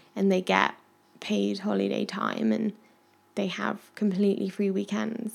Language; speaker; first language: English; native; English